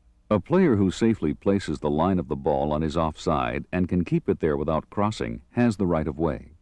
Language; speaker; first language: English; native; English